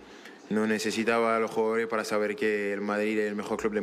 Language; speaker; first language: Spanish; non-native, learner; French